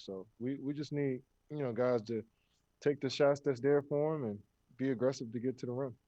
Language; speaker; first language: English; native; English